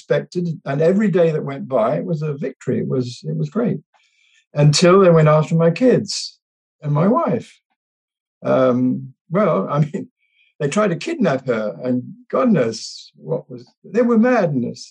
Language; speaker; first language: English; native; English